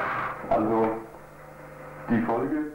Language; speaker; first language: German; native; German